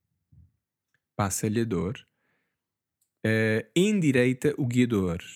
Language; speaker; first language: Portuguese; native; Portuguese